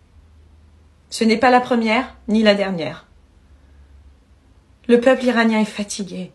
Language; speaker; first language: French; early bilingual, other home language; Persian